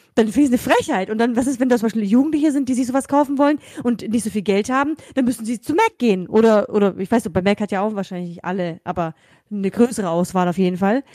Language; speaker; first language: German; native; German